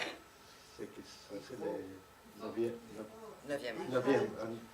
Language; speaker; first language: French; non-native, fluent; Spanish